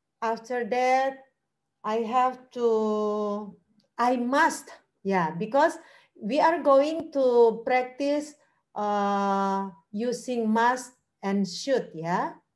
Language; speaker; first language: English; non-native, fluent; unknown